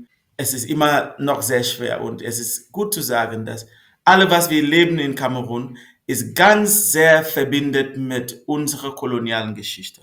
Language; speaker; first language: German; non-native, fluent; Northern Sotho